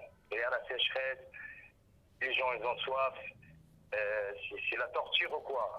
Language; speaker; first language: French; non-native, local second language; Arabic